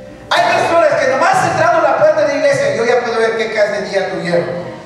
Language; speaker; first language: Spanish; early bilingual, heritage; Spanish